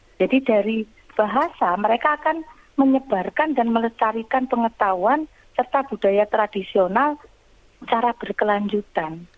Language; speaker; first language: Indonesian; non-native, local second language; Javanese